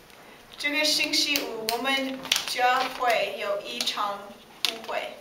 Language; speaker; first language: Chinese; non-native, learner; English